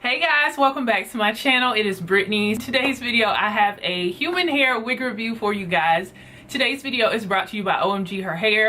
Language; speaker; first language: English; native; English